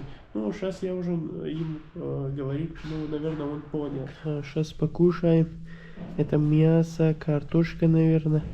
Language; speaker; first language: Russian; non-native, learner; Kyrgyz